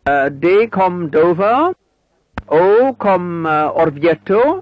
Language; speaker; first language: French; non-native, fluent; English